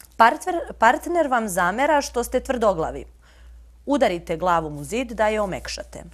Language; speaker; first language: Bosnian; native; Bosnian